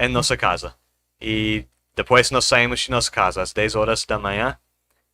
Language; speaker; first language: Portuguese; non-native, fluent; English